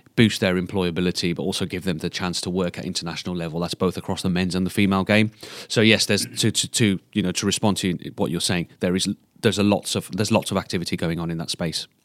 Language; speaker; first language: English; native; English